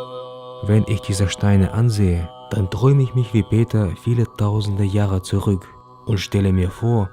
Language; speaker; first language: German; native; German